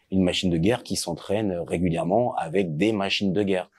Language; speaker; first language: French; native; French